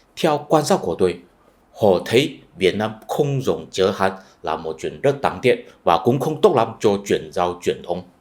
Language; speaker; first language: Vietnamese; non-native, fluent; Chinese